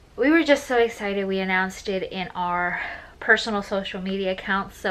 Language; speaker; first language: English; early bilingual, other home language; Spanish